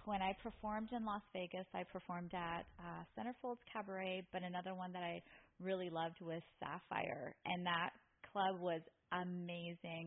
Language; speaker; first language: English; native; English